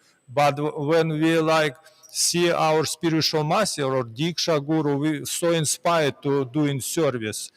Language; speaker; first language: English; non-native, learner; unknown